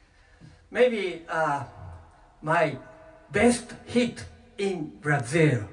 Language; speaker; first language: English; non-native, learner; Japanese